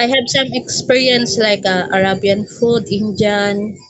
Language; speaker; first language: English; non-native, local second language; Filipino